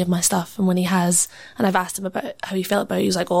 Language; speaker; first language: English; native; English